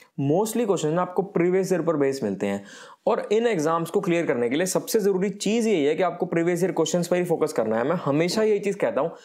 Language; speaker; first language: Hindi; native; Hindi